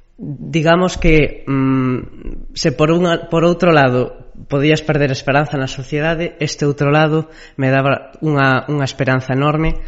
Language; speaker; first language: Galician; native; Galician